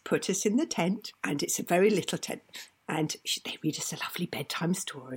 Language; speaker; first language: English; native; English